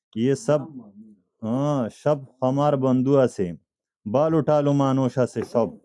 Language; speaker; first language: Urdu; non-native, learner; Bangla